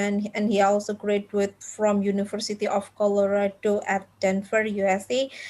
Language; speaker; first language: English; non-native, fluent; Indonesian